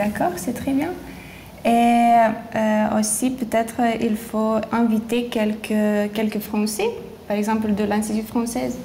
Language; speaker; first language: French; non-native, learner; Lithuanian